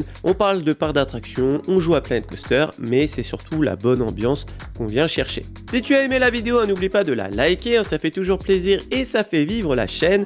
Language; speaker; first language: French; native; French